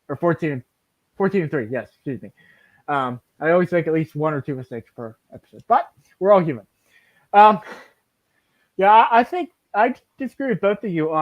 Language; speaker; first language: English; native; English